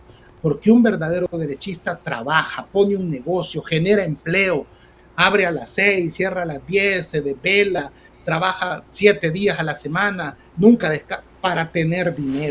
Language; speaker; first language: Spanish; native; Spanish